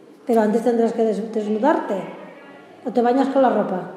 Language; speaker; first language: Spanish; native; Spanish